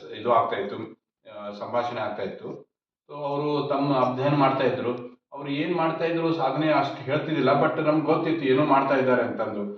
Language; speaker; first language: Kannada; native; Kannada